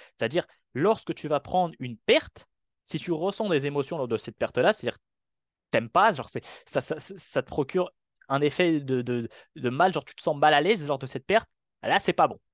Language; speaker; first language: French; non-native, local second language; Arabic